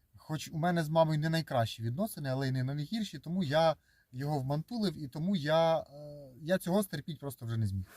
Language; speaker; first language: Ukrainian; native; Ukrainian